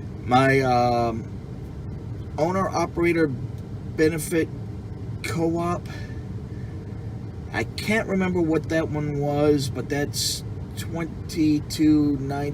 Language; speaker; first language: English; native; English